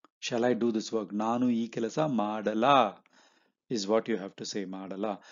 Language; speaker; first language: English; non-native, local second language; Hindi